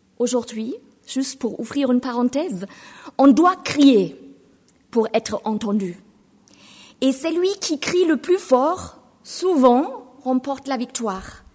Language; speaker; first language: French; non-native, fluent; German